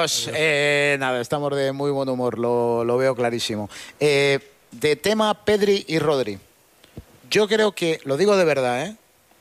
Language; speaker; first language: Spanish; native; Spanish